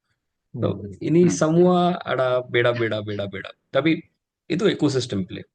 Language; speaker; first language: Indonesian; non-native, learner; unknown